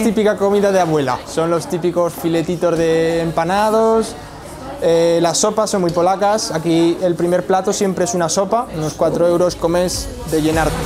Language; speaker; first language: Spanish; native; Spanish